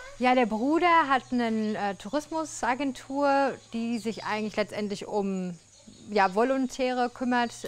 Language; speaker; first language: German; native; German